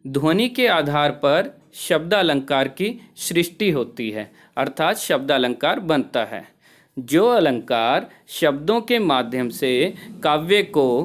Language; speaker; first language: Hindi; native; Hindi